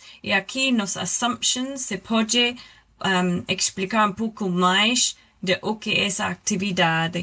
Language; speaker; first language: Portuguese; non-native, learner; English